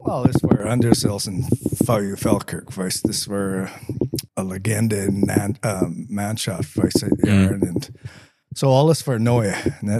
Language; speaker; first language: German; non-native, learner; English